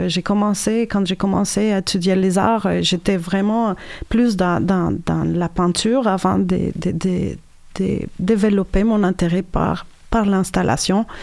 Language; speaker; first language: French; non-native, fluent; Spanish